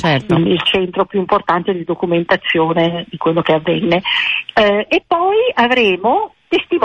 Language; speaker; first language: Italian; native; Italian